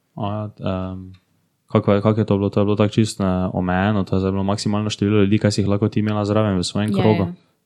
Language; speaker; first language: Slovenian; native; Slovenian